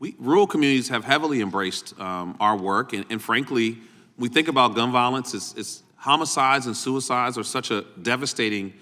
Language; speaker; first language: English; native; English